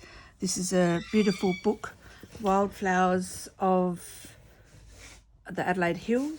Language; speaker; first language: English; native; English